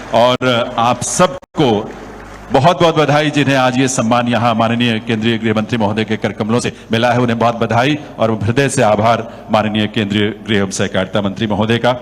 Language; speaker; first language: Hindi; native; Hindi